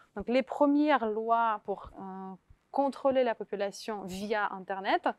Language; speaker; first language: French; non-native, fluent; Russian